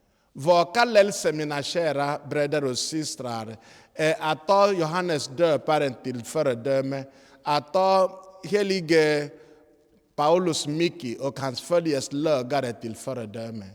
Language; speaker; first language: Swedish; non-native, fluent; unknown